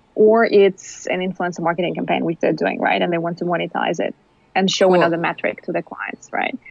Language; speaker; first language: English; non-native, fluent; Ukrainian